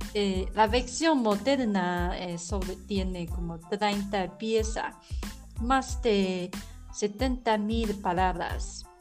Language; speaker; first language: Spanish; non-native, learner; Chinese